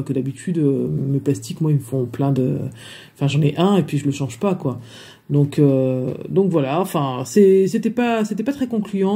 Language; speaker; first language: French; native; French